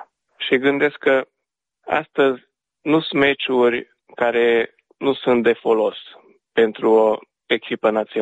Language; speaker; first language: Romanian; non-native, learner; Hungarian